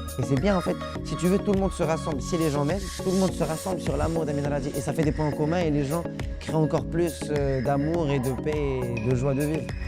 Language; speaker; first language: French; non-native, local second language; Arabic